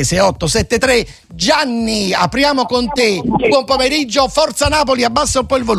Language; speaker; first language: Italian; native; Italian